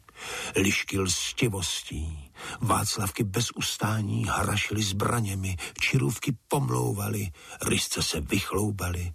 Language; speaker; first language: Czech; native; Czech